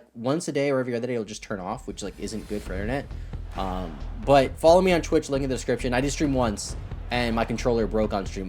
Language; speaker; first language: English; native; English